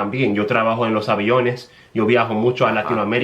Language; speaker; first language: Spanish; non-native, fluent; English